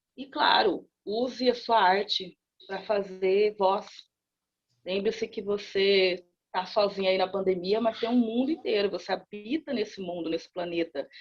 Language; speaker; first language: Portuguese; native; Portuguese